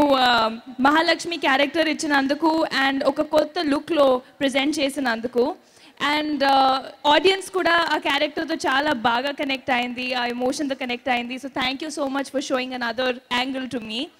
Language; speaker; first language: Telugu; non-native, fluent; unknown